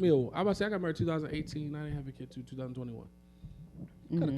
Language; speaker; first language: English; native; English